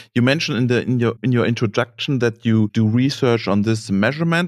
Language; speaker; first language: English; non-native, fluent; German